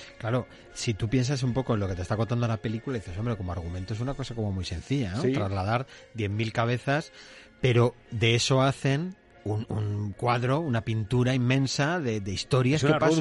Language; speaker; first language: Spanish; native; Spanish